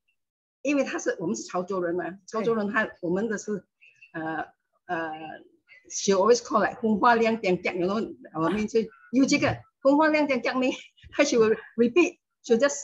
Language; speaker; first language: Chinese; non-native, local second language; Min Nan Chinese